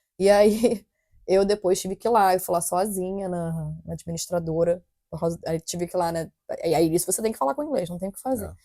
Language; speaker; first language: Portuguese; native; Portuguese